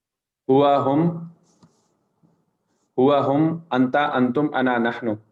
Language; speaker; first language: Arabic; non-native, learner; Urdu